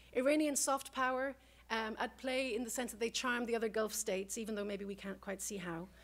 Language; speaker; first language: English; native; English